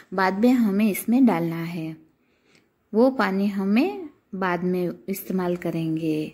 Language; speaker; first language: Hindi; non-native, local second language; Gujarati